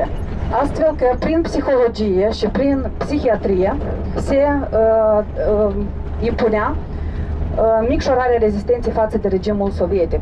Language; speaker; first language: Romanian; native; Romanian